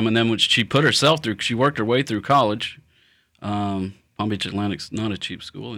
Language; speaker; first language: English; native; English